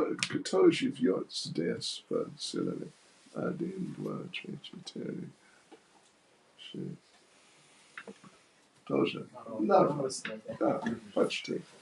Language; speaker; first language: Russian; non-native, learner; English